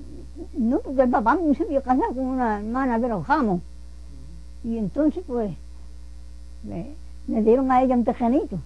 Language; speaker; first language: Spanish; native; Spanish